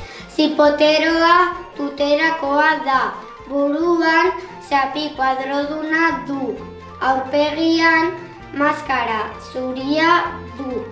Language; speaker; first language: Basque; non-native, local second language; Spanish